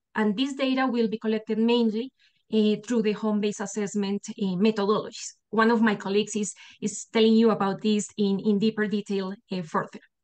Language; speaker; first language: English; non-native, fluent; Spanish